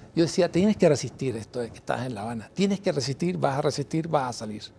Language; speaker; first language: Spanish; native; Spanish